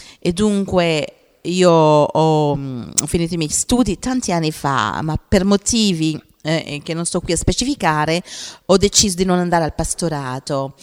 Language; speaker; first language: Italian; non-native, fluent; Portuguese